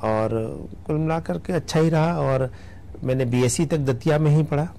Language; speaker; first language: Hindi; native; Hindi